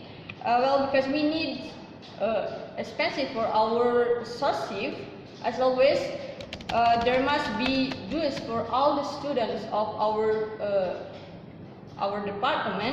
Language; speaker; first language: English; non-native, learner; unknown